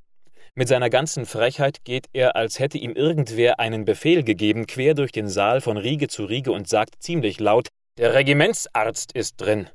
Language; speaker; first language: German; native; German